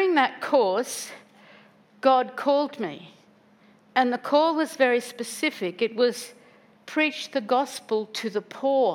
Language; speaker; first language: English; native; English